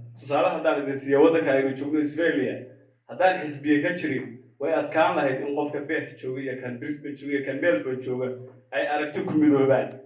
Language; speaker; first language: Somali; native; Somali